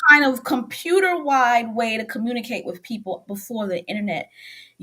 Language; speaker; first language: English; native; English